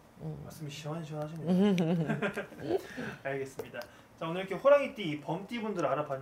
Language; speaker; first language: Korean; native; Korean